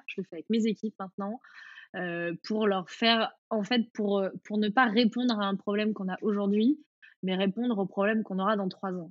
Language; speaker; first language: French; native; French